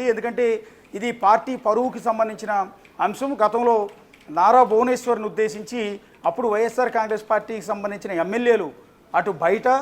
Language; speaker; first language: Telugu; native; Telugu